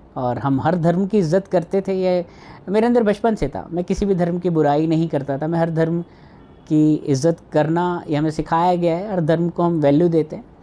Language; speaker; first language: Hindi; native; Hindi